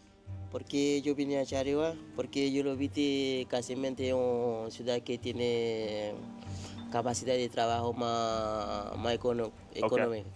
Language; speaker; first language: Spanish; non-native, fluent; Haitian Creole